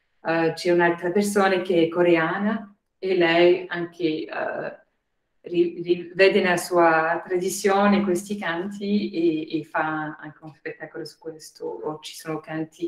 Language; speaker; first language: Italian; non-native, fluent; French